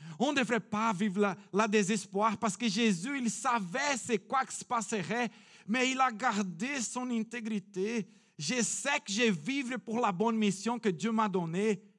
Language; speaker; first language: French; non-native, fluent; Portuguese